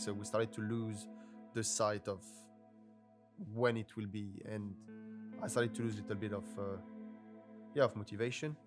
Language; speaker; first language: English; non-native, fluent; French